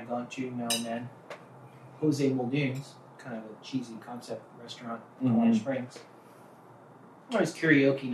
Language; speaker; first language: English; native; English